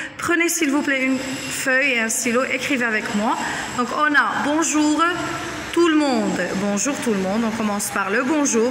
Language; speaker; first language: French; non-native, local second language; Arabic